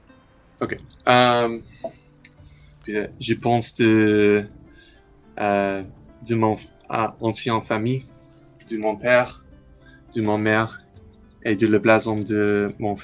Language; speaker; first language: French; non-native, learner; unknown